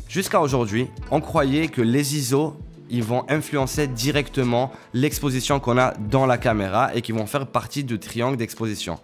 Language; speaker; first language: French; native; French